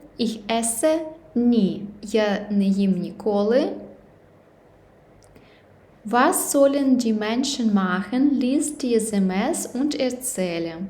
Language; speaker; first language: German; non-native, fluent; Ukrainian